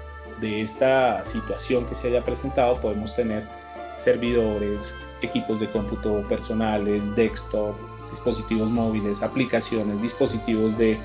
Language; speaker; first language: Spanish; native; Spanish